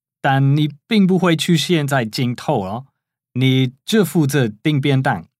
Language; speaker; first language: Chinese; non-native, fluent; English